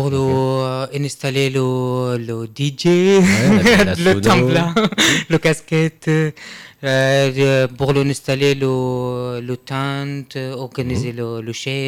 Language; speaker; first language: French; non-native, learner; Arabic